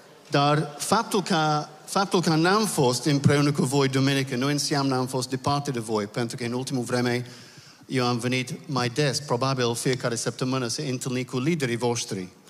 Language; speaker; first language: Romanian; non-native, learner; English